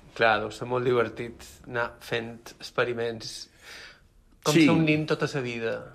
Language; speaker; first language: Catalan; native; Catalan